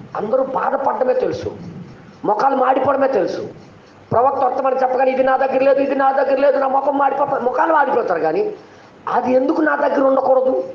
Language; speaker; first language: Telugu; non-native, local second language; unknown